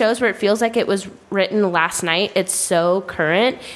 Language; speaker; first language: English; native; English